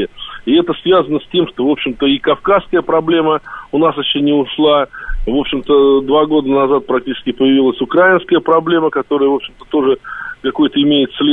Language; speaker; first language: Russian; native; Russian